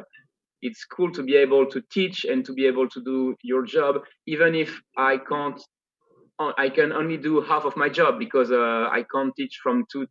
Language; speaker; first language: English; non-native, fluent; French